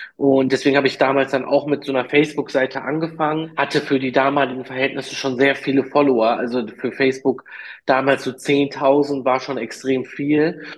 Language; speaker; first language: German; early bilingual, other home language; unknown